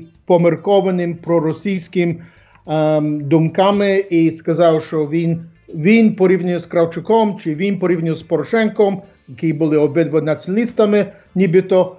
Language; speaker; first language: Ukrainian; early bilingual, heritage; English